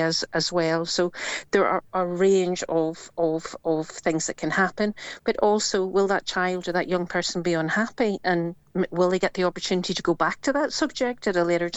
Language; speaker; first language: English; native; English